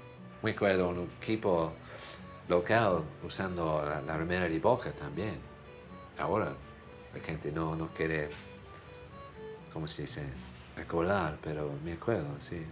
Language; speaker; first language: Spanish; non-native, fluent; English